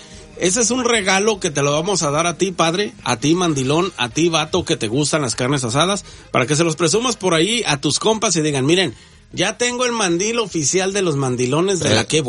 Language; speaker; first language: Spanish; native; Spanish